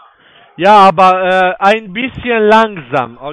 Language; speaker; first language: German; non-native, learner; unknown